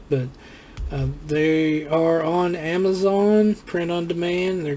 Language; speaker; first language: English; native; English